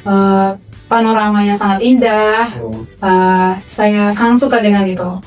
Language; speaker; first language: Indonesian; non-native, fluent; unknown